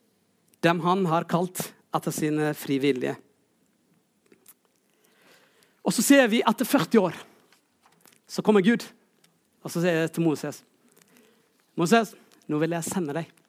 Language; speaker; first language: Norwegian; non-native, fluent; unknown